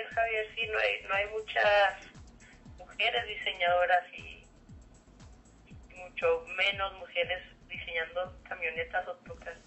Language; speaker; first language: Spanish; early bilingual, heritage; Spanish